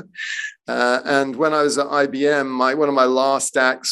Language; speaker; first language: English; native; English